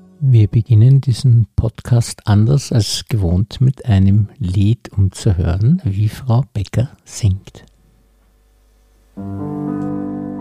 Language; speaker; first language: German; native; German